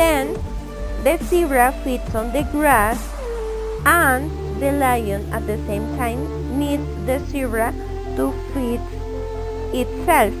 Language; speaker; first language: English; non-native, fluent; Spanish